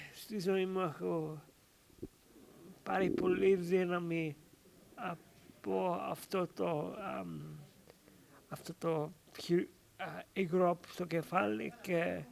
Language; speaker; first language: Greek; early bilingual, heritage; English